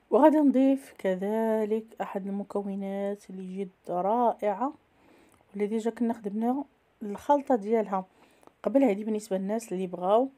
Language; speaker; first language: Arabic; native; Arabic